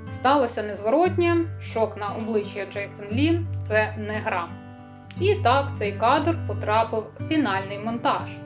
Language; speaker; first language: Ukrainian; native; Ukrainian